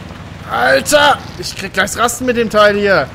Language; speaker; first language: German; native; German